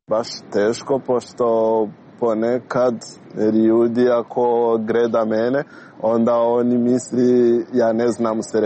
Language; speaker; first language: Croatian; non-native, learner; Rundi